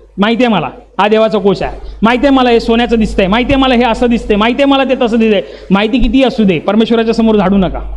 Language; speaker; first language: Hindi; non-native, local second language; Marathi